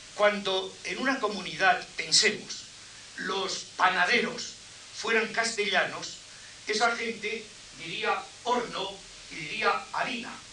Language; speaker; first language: Spanish; native; Spanish